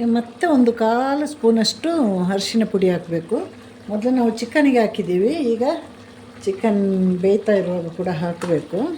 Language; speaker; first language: Kannada; non-native, local second language; Malayalam